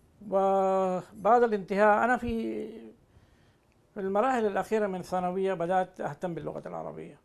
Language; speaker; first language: Arabic; non-native, fluent; Urdu